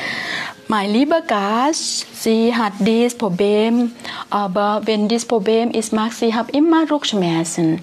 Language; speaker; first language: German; non-native, learner; Thai